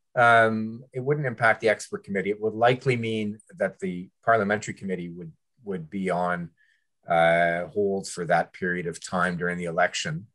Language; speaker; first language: English; early bilingual, other home language; French